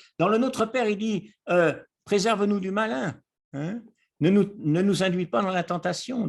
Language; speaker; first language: French; native; French